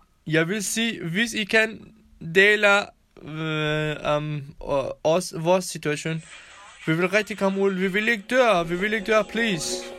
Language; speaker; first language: Danish; non-native, learner; Kurdish